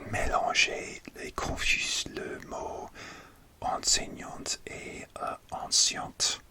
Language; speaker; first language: French; non-native, learner; English